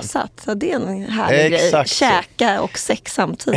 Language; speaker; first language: Swedish; native; Swedish